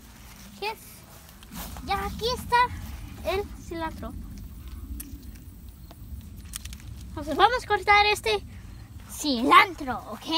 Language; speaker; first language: Spanish; early bilingual, heritage; Spanish